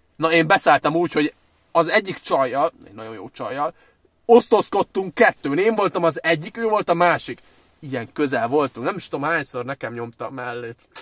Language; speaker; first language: Hungarian; early bilingual, other home language; Chinese